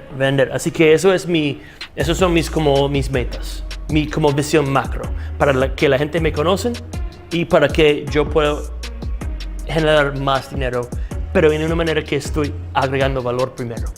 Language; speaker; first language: Spanish; non-native, fluent; English